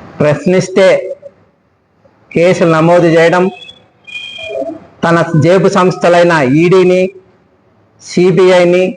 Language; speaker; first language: Telugu; native; Telugu